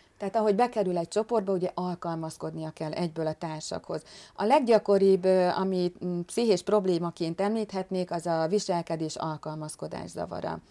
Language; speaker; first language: Hungarian; native; Hungarian